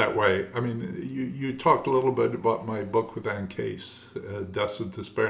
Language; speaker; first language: English; native; English